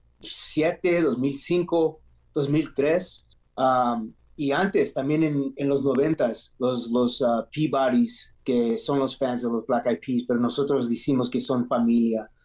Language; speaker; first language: Spanish; early bilingual, heritage; English